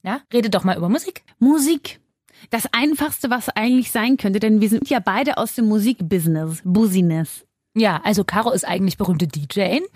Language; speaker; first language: German; native; German